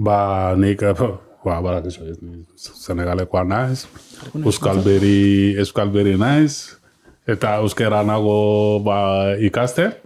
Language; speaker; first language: Basque; non-native, learner; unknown